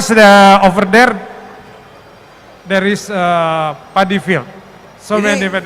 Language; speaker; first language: English; non-native, fluent; Indonesian